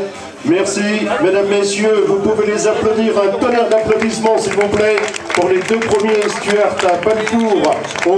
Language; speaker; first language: French; native; French